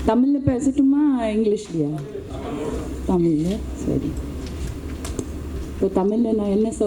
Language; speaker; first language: Tamil; non-native, local second language; Hindi